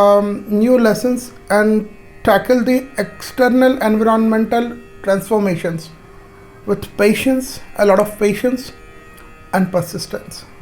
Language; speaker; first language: English; non-native, local second language; Hindi